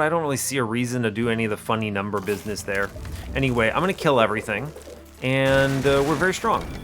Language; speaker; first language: English; native; English